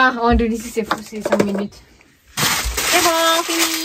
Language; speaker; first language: French; non-native, learner; Indonesian